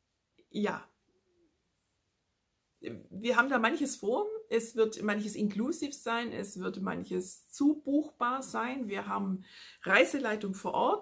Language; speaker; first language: German; native; German